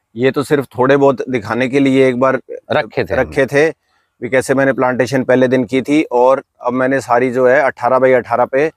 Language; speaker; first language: Hindi; native; Hindi